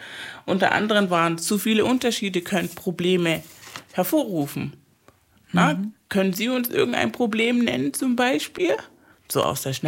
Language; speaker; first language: German; non-native, fluent; Spanish